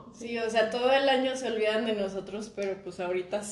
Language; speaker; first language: Spanish; native; Spanish